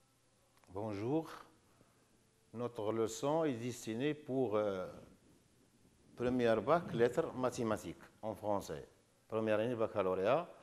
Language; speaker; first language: French; non-native, local second language; Arabic